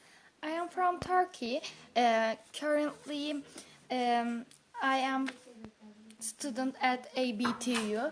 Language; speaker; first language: English; non-native, learner; Turkish